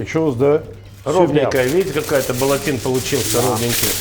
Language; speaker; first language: Russian; native; Russian